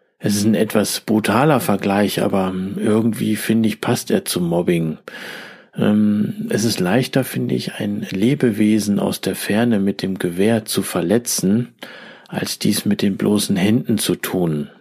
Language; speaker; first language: German; native; German